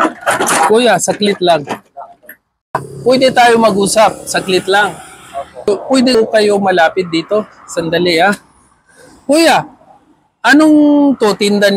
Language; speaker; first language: Filipino; non-native, learner; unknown